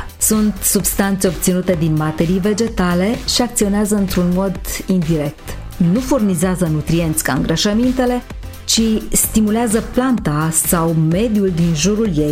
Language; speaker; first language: Romanian; native; Romanian